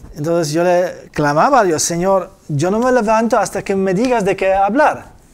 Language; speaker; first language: Spanish; non-native, fluent; Polish